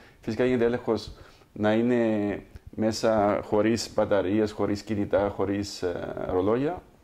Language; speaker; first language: Greek; native; Greek